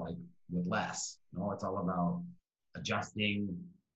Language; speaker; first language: English; native; English